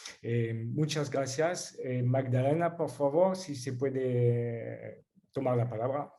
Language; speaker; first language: Spanish; non-native, fluent; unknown